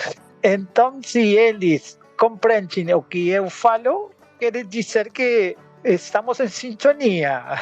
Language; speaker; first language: Portuguese; non-native, learner; Spanish